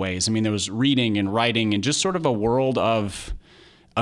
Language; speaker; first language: English; native; English